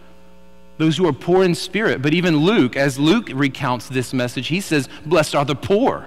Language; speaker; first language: English; native; English